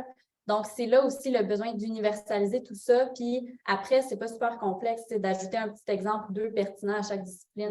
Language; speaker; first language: French; native; French